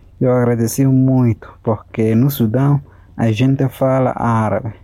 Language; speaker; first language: Portuguese; non-native, learner; Arabic